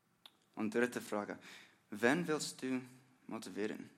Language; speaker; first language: German; non-native, learner; English